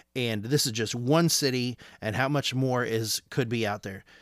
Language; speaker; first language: English; native; English